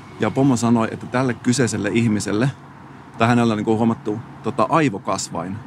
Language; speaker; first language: Finnish; native; Finnish